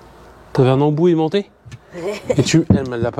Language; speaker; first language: French; native; French